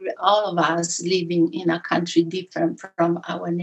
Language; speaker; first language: English; non-native, fluent; Italian